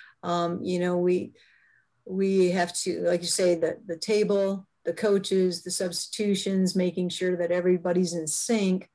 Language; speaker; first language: English; native; English